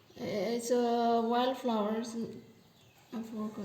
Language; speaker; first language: English; non-native, local second language; Javanese